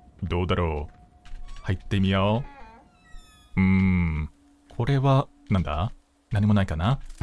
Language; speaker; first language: Japanese; non-native, fluent; English